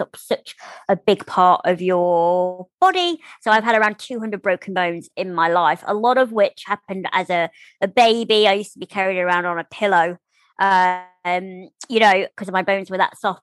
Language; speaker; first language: English; native; English